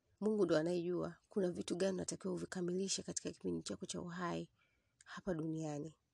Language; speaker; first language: Swahili; native; Swahili